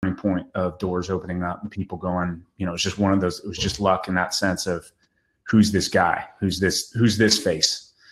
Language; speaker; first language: English; native; English